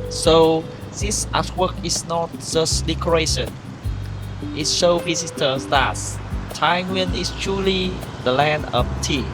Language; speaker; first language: English; non-native, fluent; Vietnamese